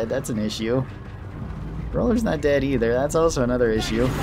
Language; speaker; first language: English; native; English